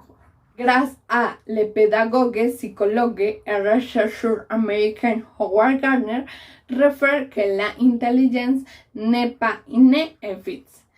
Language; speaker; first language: French; non-native, learner; Spanish